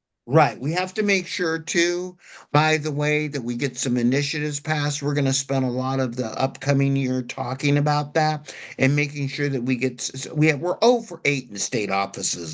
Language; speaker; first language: English; native; English